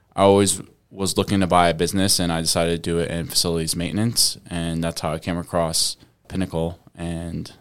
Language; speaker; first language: English; early bilingual, other home language; Arabic